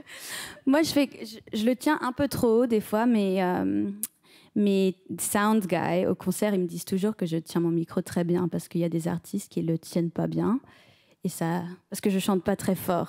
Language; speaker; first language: French; early bilingual, heritage; French